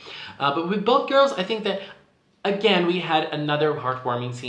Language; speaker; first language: English; non-native, fluent; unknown